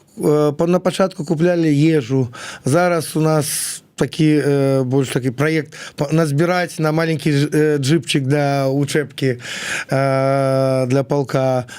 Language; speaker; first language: Belarusian; non-native, local second language; Russian